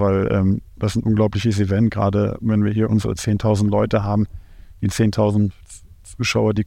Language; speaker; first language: German; native; German